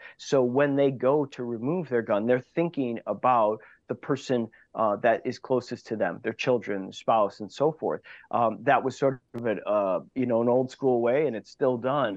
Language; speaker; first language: English; native; English